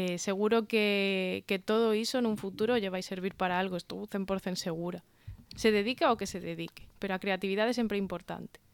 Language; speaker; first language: Galician; non-native, local second language; Spanish